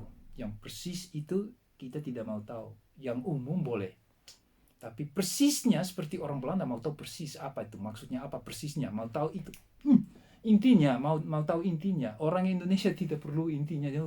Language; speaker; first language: Indonesian; non-native, fluent; Dutch